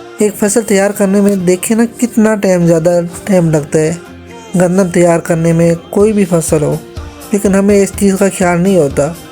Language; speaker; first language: Urdu; non-native, local second language; Punjabi